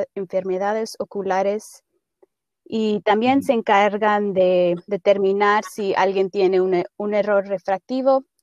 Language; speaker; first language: Spanish; early bilingual, heritage; Spanish